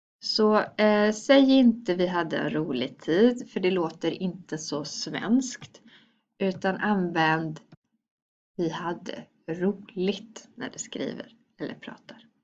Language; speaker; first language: Swedish; native; Swedish